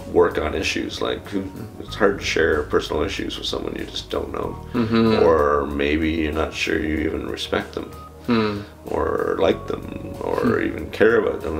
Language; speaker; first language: English; native; English